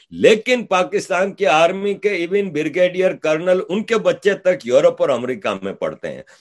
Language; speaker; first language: Urdu; native; Urdu